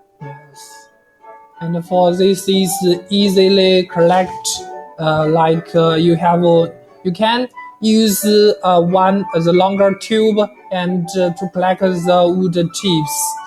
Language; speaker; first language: English; non-native, learner; Chinese